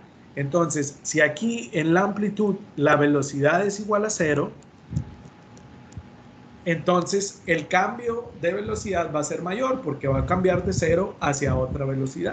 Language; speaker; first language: Spanish; native; Spanish